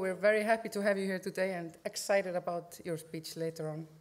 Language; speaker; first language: English; non-native, fluent; Icelandic